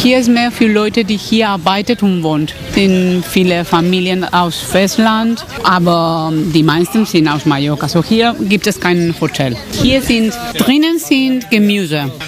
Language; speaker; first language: German; non-native, fluent; Catalan